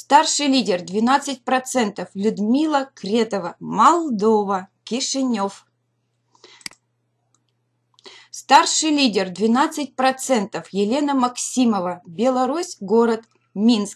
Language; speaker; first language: Russian; native; Russian